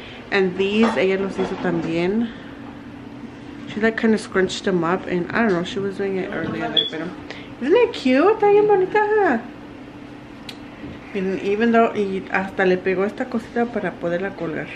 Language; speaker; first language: English; early bilingual, other home language; Spanish